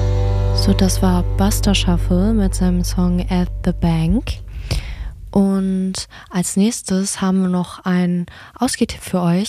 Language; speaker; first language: German; native; German